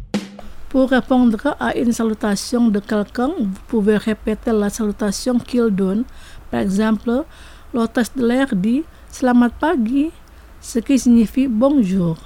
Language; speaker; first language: French; non-native, fluent; Indonesian